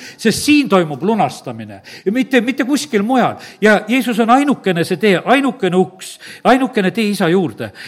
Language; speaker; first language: Estonian; native; Estonian